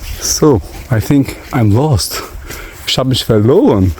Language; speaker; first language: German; non-native, learner; Turkish